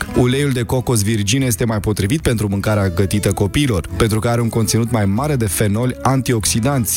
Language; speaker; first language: Romanian; native; Romanian